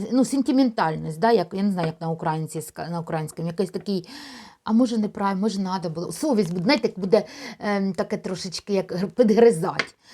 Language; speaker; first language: Ukrainian; non-native, local second language; Russian